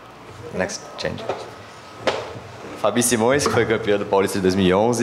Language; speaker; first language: Portuguese; native; Portuguese